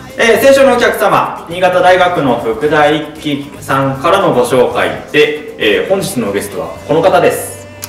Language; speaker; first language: Japanese; native; Japanese